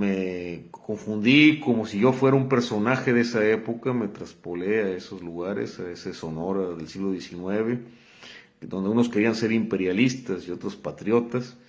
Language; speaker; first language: Spanish; native; Spanish